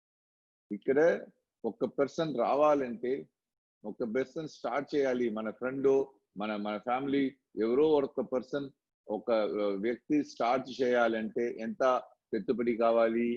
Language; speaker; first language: Telugu; non-native, local second language; Tamil